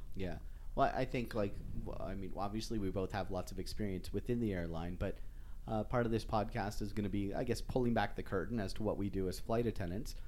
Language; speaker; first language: English; native; English